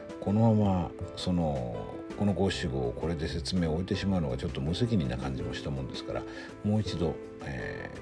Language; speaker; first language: Japanese; native; Japanese